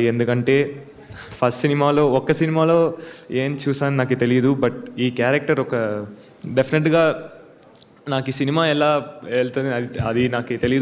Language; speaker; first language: Telugu; non-native, local second language; Tamil